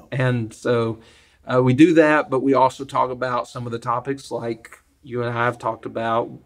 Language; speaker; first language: English; native; English